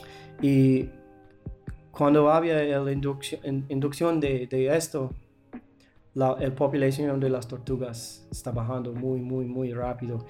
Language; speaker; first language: Spanish; non-native, learner; English